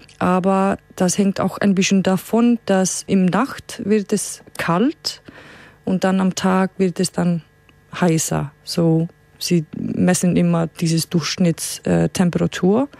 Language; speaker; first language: German; non-native, fluent; Icelandic